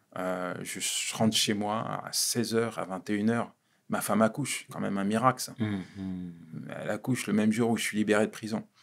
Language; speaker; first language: French; native; French